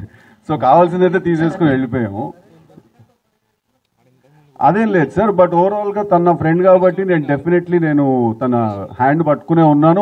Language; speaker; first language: Telugu; native; Telugu